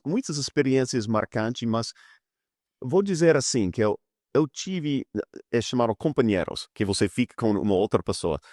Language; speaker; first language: Portuguese; non-native, fluent; English